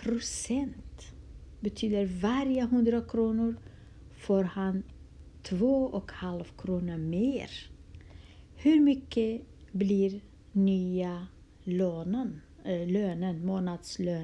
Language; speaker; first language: Swedish; non-native, fluent; Kurdish